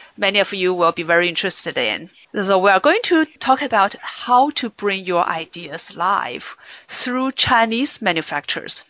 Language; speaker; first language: English; non-native, fluent; Chinese